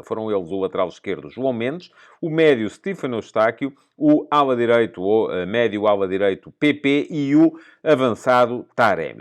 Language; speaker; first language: Portuguese; native; Portuguese